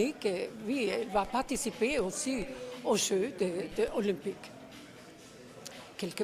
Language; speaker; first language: French; non-native, fluent; Czech